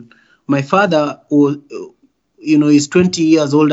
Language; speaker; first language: English; non-native, local second language; Luo (Kenya and Tanzania)